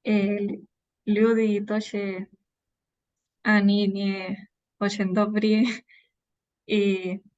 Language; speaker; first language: Russian; non-native, learner; Spanish